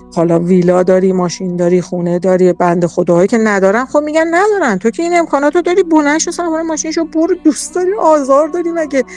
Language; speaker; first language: Persian; native; Persian